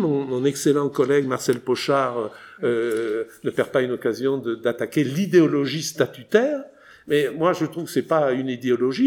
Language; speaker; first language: French; native; French